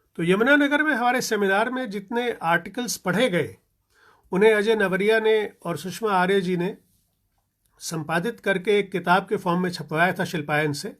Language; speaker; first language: Hindi; non-native, local second language; Punjabi